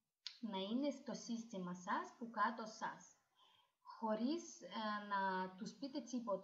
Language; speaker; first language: Greek; non-native, learner; Russian